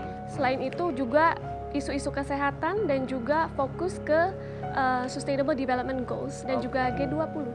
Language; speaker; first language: Indonesian; early bilingual, heritage; Indonesian